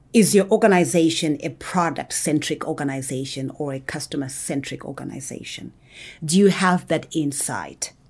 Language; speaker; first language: English; non-native, local second language; Shona